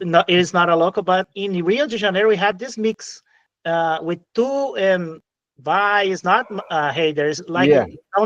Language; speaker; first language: English; non-native, fluent; Portuguese